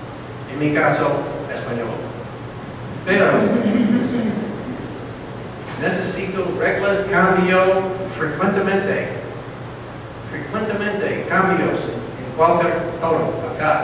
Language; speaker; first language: Spanish; non-native, learner; English